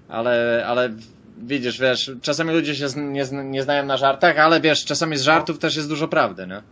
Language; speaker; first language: Polish; native; Polish